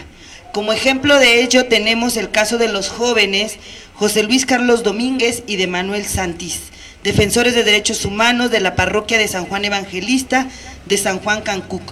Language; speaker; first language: Spanish; native; Spanish